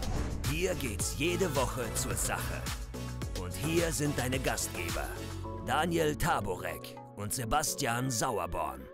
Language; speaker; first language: German; native; German